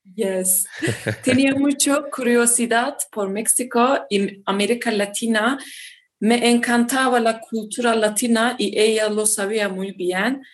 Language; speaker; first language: Spanish; non-native, fluent; Turkish